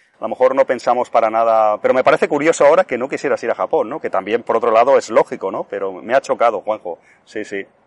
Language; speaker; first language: Spanish; native; Spanish